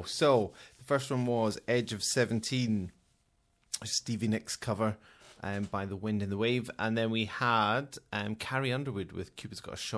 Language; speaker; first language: English; native; English